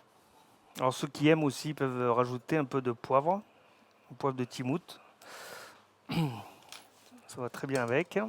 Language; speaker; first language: French; native; French